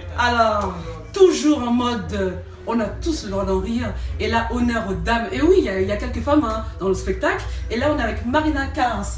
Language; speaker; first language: French; native; French